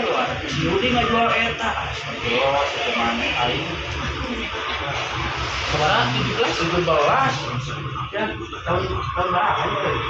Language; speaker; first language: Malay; non-native, local second language; Sundanese